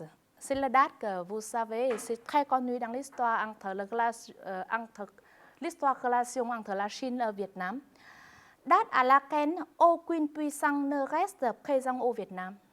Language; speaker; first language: French; non-native, fluent; Vietnamese